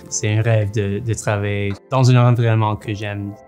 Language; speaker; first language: French; non-native, learner; English